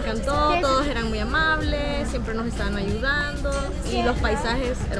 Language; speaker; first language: Spanish; native; Spanish